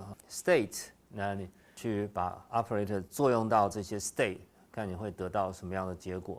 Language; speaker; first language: Chinese; native; Chinese